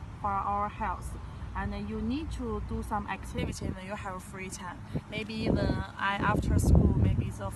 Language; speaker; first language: English; non-native, learner; Chinese